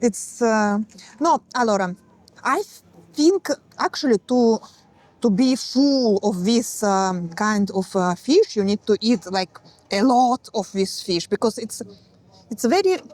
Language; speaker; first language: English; non-native, learner; Russian